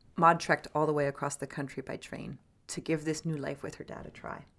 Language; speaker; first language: English; native; English